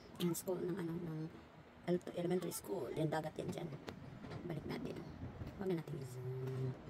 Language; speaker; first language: Filipino; non-native, local second language; Cebuano